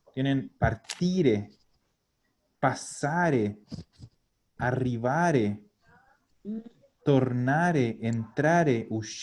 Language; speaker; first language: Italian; non-native, fluent; Spanish